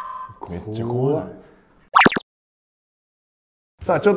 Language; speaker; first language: Japanese; native; Japanese